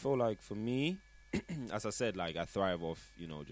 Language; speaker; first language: English; non-native, local second language; Akan